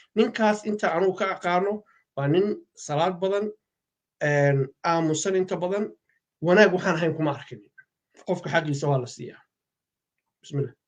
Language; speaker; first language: Somali; native; Somali